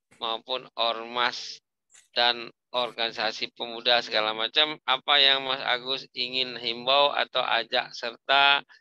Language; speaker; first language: Indonesian; native; Indonesian